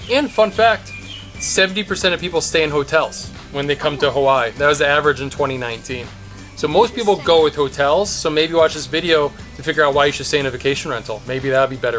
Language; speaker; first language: English; native; English